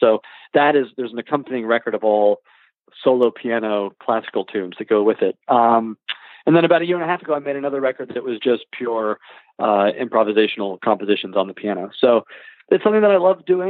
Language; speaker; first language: English; native; English